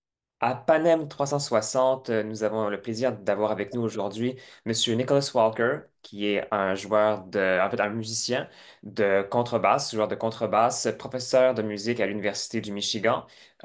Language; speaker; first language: French; native; French